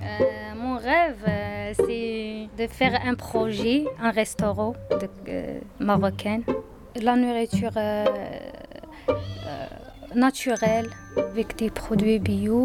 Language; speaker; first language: French; non-native, learner; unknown